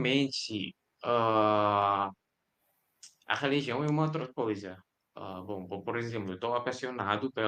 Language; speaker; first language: Portuguese; non-native, fluent; Indonesian